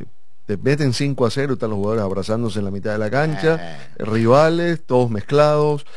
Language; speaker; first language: Spanish; native; Spanish